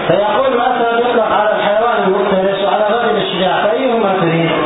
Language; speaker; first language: Arabic; native; Arabic